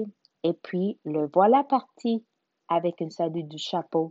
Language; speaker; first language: French; non-native, learner; Spanish